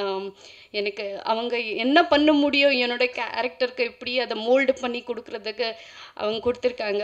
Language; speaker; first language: Tamil; non-native, learner; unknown